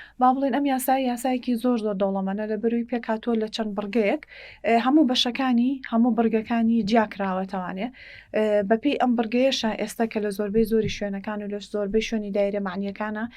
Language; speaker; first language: Central Kurdish; native; Central Kurdish